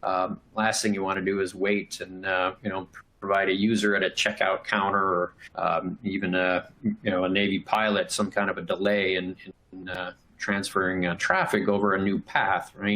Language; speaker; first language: English; native; English